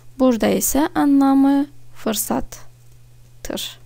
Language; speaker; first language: Turkish; non-native, fluent; Russian